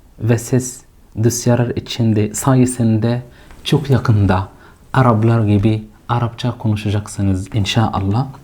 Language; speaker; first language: Turkish; non-native, fluent; Arabic